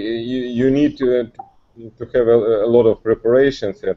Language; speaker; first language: English; non-native, learner; Russian